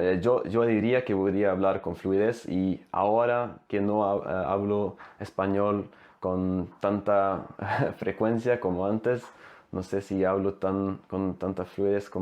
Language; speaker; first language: Spanish; non-native, fluent; Swedish